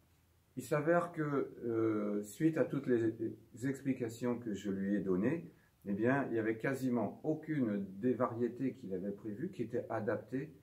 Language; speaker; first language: French; native; French